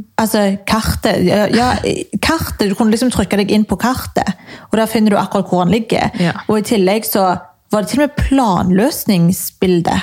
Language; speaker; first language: Norwegian; early bilingual, other home language; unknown